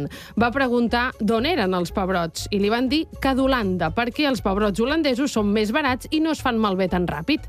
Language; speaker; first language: Catalan; native; Catalan